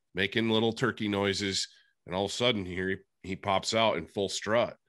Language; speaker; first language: English; native; English